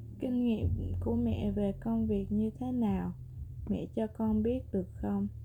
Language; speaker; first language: Vietnamese; early bilingual, other home language; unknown